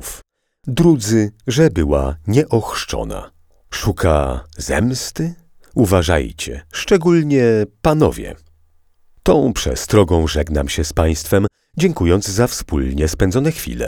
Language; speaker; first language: Polish; native; Polish